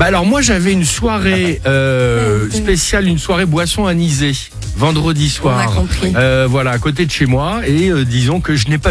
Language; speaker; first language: French; native; French